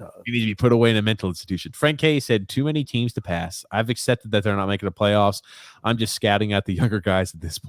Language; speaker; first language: English; native; English